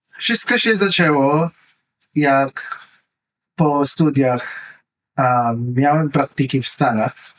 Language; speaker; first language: Polish; non-native, learner; Filipino